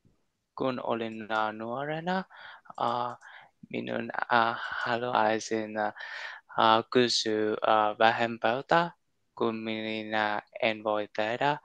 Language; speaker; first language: Finnish; non-native, learner; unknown